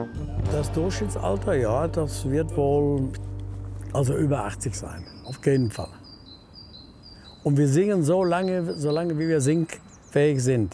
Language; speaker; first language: German; native; German